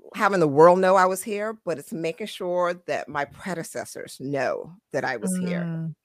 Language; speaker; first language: English; native; English